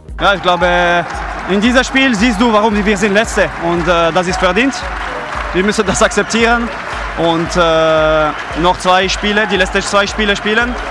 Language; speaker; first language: German; non-native, learner; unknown